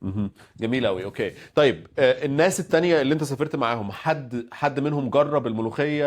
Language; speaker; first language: Arabic; native; Arabic